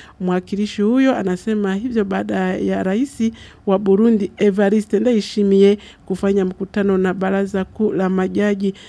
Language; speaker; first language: Swahili; non-native, local second language; Rundi